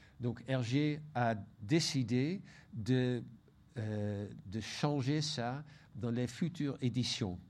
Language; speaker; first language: French; non-native, fluent; Dutch